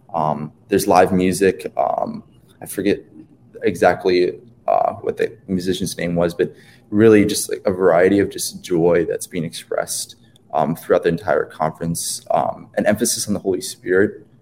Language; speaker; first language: English; native; English